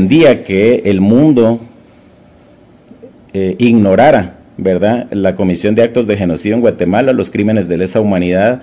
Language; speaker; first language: Spanish; native; Spanish